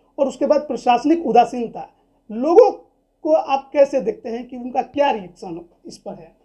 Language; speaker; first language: Hindi; native; Hindi